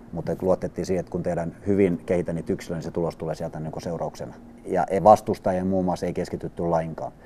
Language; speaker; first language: Finnish; early bilingual, other home language; Swedish